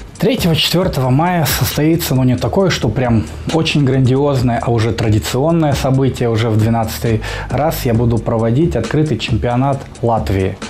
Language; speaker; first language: Russian; native; Russian